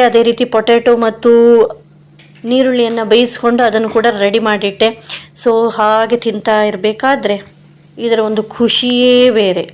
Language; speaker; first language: Kannada; non-native, local second language; Konkani